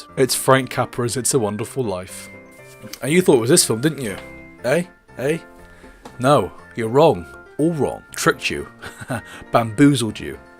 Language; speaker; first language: English; native; English